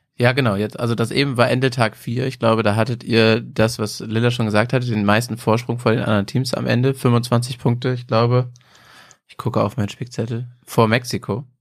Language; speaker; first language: German; native; German